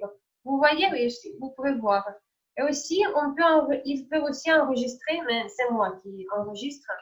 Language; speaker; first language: French; non-native, fluent; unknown